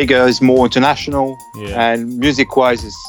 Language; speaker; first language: English; non-native, fluent; French